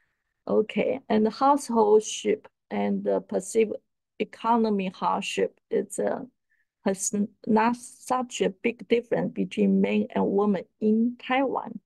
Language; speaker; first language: English; non-native, fluent; Chinese